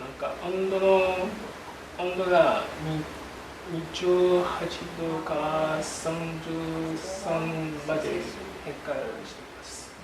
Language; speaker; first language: Japanese; non-native, learner; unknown